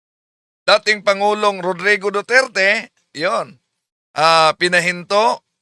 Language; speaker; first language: Filipino; native; Filipino